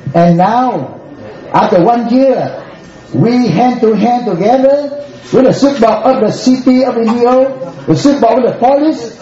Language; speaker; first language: English; non-native, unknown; Vietnamese